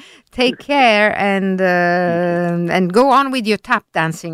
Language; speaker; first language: English; non-native, fluent; Italian